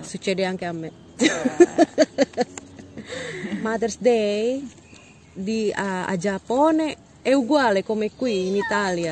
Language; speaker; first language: Italian; non-native, learner; Indonesian